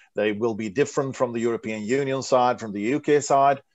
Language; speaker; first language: English; non-native, fluent; Swedish